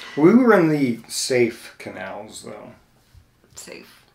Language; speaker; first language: English; native; English